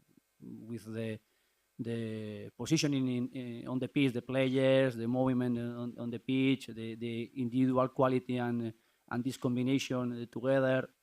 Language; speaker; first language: English; non-native, learner; Spanish